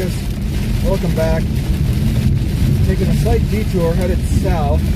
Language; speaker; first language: English; native; English